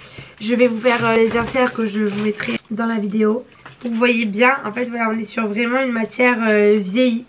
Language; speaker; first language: French; native; French